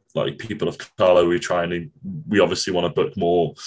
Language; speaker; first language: English; native; English